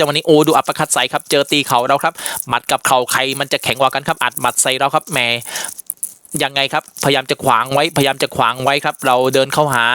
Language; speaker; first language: Thai; native; Thai